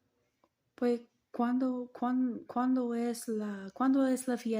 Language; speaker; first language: Spanish; non-native, learner; English